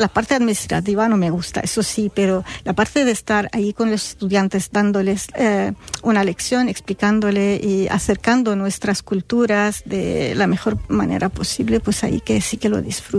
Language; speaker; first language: Spanish; non-native, fluent; Arabic